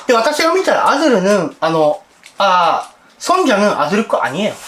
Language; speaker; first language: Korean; non-native, learner; Japanese